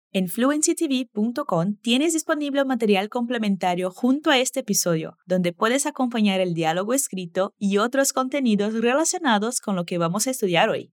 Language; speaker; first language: Spanish; non-native, fluent; Portuguese